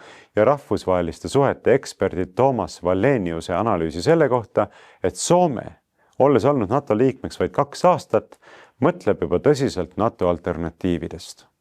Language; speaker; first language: Estonian; native; Estonian